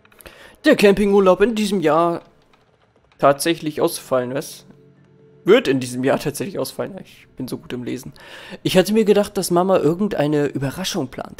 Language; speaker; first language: German; native; German